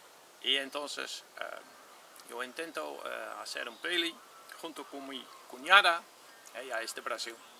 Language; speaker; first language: Spanish; non-native, learner; Dutch